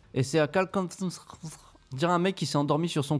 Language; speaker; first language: French; native; French